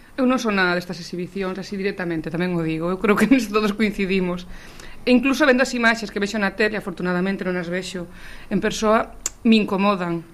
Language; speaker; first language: Galician; native; Galician